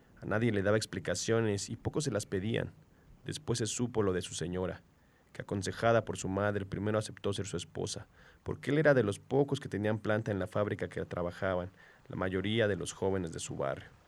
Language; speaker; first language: Spanish; native; Spanish